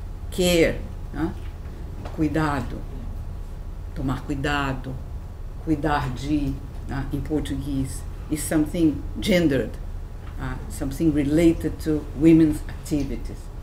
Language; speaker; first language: English; non-native, fluent; Portuguese